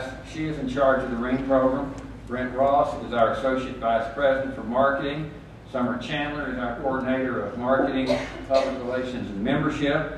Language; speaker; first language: English; native; English